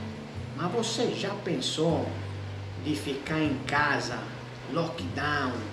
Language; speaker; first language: Portuguese; non-native, fluent; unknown